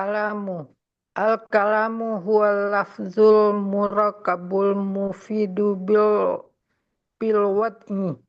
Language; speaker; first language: Arabic; non-native, learner; Indonesian